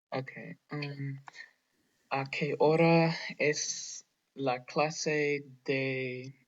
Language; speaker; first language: Spanish; non-native, learner; English